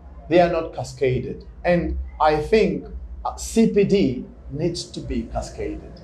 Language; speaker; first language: English; non-native, fluent; Portuguese